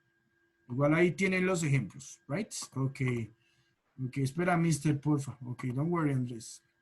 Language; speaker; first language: Spanish; native; Spanish